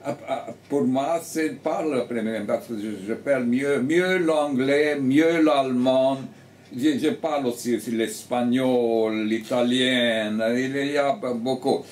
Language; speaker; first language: French; early bilingual, heritage; French